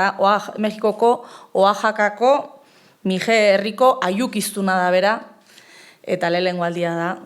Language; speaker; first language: Basque; native; Basque